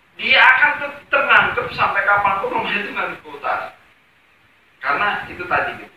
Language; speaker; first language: Indonesian; non-native, local second language; Javanese